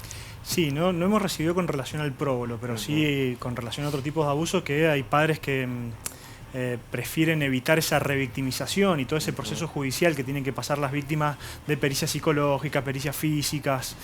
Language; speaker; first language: Spanish; native; Spanish